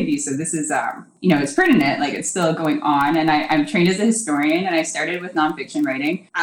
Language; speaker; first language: English; native; English